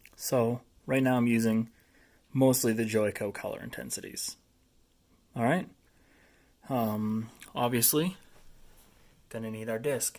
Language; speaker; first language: English; native; English